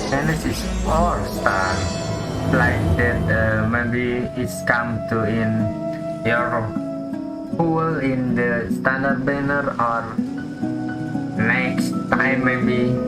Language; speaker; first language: English; non-native, learner; Indonesian